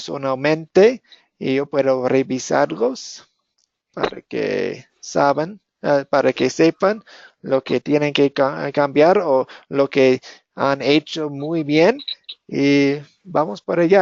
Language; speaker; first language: Spanish; non-native, fluent; English